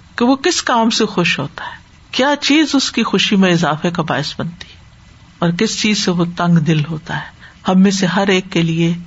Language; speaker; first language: Urdu; native; Urdu